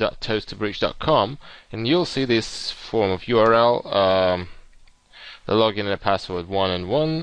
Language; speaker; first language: English; non-native, fluent; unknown